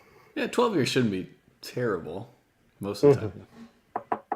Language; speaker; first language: English; native; English